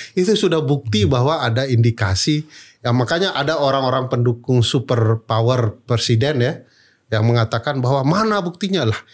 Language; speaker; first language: Indonesian; non-native, local second language; Minangkabau